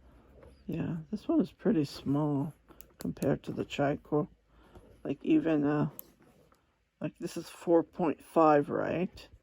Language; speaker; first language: English; non-native, fluent; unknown